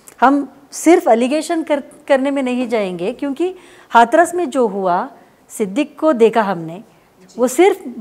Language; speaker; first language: Hindi; non-native, local second language; Kannada